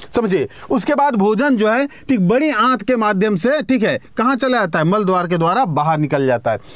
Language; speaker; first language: Hindi; native; Hindi